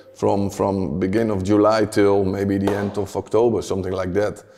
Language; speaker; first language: English; non-native, fluent; Dutch